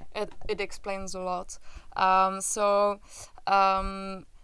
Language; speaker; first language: English; non-native, fluent; French